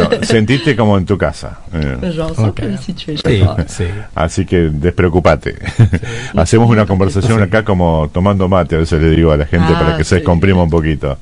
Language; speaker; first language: Spanish; native; Spanish